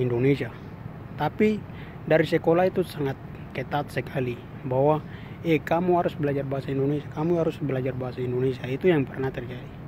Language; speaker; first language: Indonesian; non-native, local second language; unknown